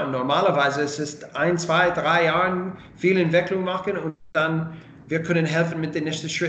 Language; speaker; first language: German; non-native, learner; English